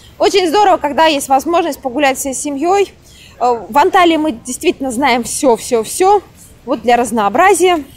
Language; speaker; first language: Russian; native; Russian